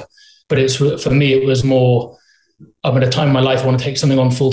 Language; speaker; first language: English; native; English